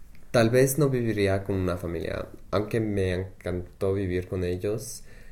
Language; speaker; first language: Spanish; non-native, fluent; English